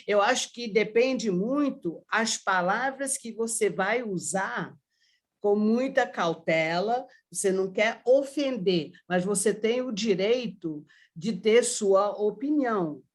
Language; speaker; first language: Portuguese; early bilingual, other home language; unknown